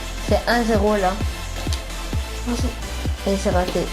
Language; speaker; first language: French; native; French